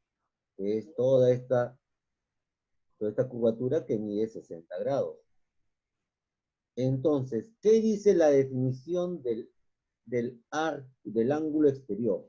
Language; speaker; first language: Spanish; native; Spanish